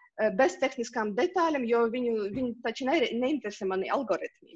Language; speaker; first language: Latvian; non-native, local second language; Russian